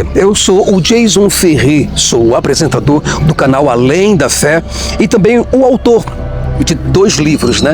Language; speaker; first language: Portuguese; native; Portuguese